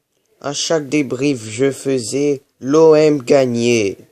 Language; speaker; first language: French; native; French